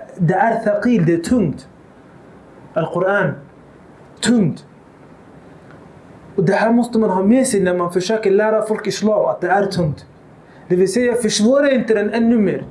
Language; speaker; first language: Swedish; early bilingual, other home language; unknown